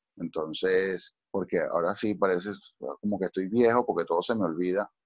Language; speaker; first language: Spanish; native; Spanish